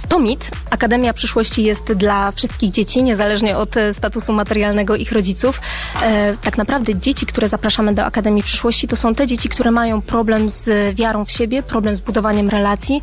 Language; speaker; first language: Polish; native; Polish